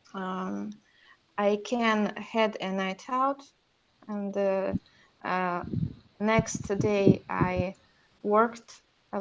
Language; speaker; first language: English; non-native, learner; Russian